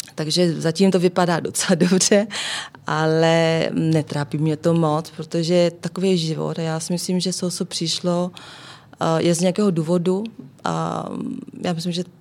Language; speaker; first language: Czech; non-native, fluent; Vietnamese